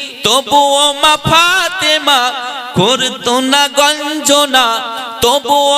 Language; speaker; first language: Bangla; native; Bangla